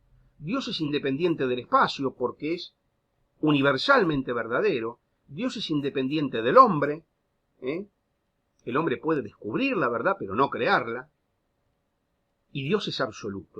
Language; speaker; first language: Spanish; native; Spanish